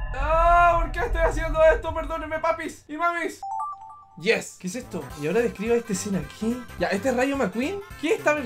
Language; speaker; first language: Spanish; native; Spanish